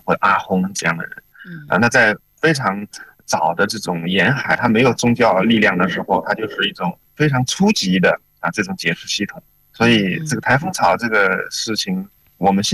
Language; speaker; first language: Chinese; native; Chinese